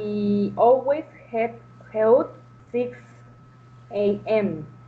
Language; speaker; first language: English; non-native, learner; Spanish